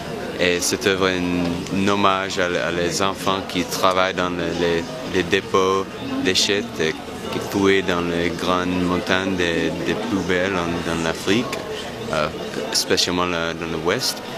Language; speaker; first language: French; non-native, fluent; English